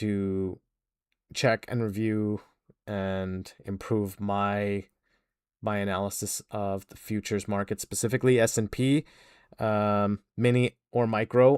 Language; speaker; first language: English; native; English